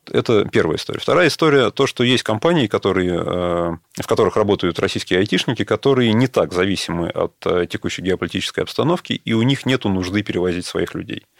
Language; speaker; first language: Russian; native; Russian